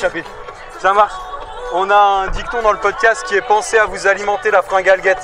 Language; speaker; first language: French; native; French